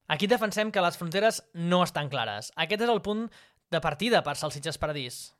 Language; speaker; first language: Catalan; native; Catalan